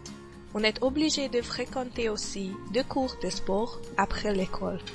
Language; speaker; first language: French; non-native, learner; Hungarian